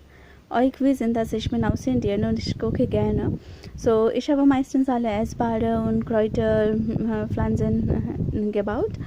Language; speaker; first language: German; non-native, learner; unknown